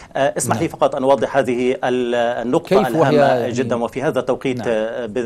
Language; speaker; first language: Arabic; native; Arabic